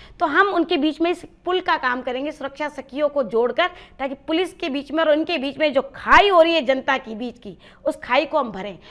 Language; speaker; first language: Hindi; native; Hindi